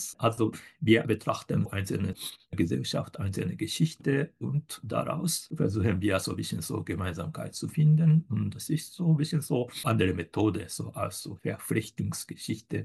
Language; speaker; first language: German; non-native, fluent; Japanese